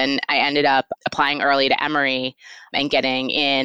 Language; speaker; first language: English; native; English